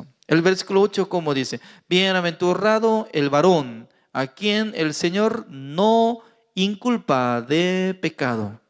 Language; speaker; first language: Spanish; non-native, fluent; Korean